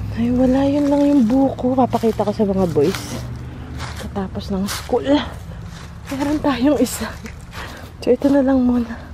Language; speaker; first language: Filipino; native; Filipino